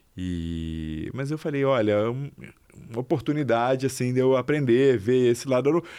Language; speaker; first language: Portuguese; native; Portuguese